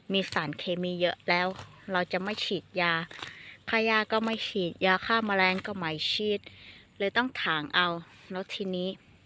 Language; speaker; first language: Thai; non-native, local second language; Hmong